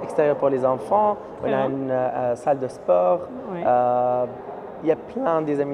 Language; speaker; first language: French; non-native, learner; Arabic